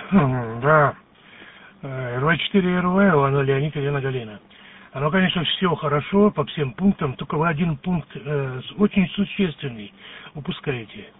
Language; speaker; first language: Russian; native; Russian